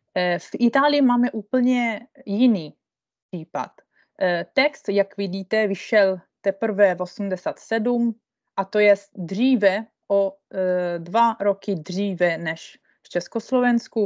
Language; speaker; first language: Czech; non-native, fluent; Italian